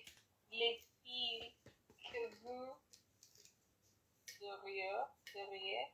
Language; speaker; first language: French; non-native, learner; English